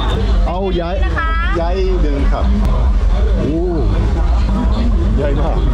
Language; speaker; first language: Thai; non-native, learner; Korean